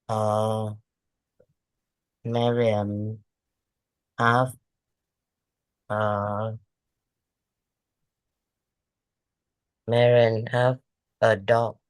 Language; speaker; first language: English; non-native, learner; Vietnamese